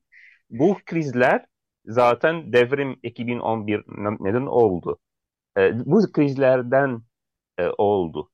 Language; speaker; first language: Turkish; non-native, fluent; Arabic